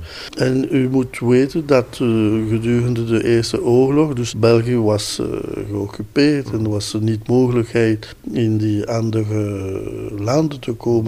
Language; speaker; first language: Dutch; non-native, local second language; French